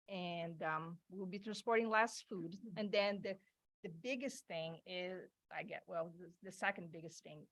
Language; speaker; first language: English; non-native, fluent; Portuguese